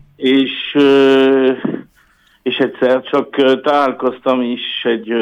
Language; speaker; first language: Hungarian; non-native, learner; French